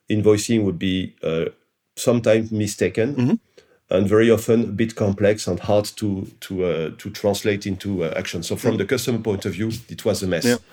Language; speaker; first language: English; non-native, fluent; French